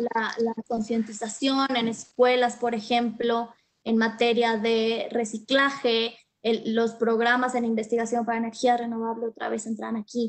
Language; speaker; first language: Spanish; native; Spanish